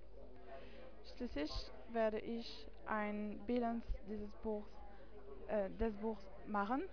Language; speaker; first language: German; non-native, learner; French